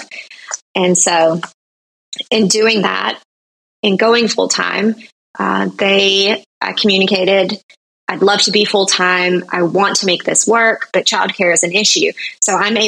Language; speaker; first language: English; native; English